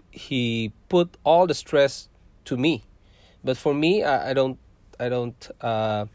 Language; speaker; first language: English; non-native, local second language; Cebuano